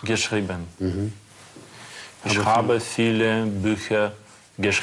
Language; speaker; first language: German; non-native, learner; Russian